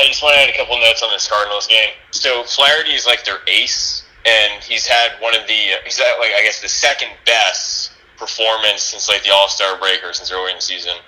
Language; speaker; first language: English; native; English